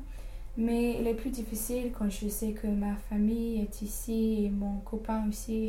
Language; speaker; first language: French; non-native, fluent; English